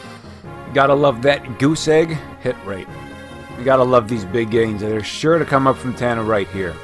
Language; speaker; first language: English; native; English